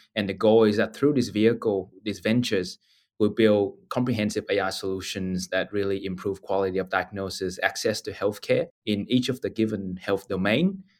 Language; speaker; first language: English; non-native, fluent; Vietnamese